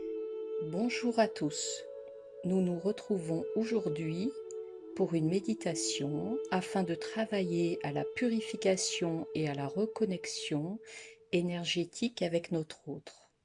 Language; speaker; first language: French; native; French